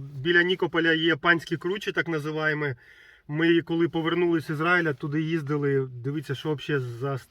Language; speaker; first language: Ukrainian; non-native, local second language; Russian